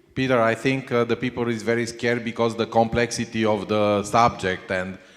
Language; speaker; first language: English; non-native, learner; Romanian